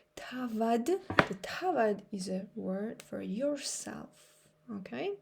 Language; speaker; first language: English; non-native, fluent; Georgian